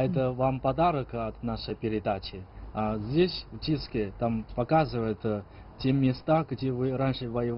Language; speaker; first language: Russian; non-native, learner; Chinese